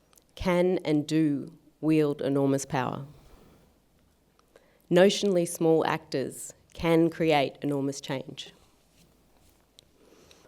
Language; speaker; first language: English; native; English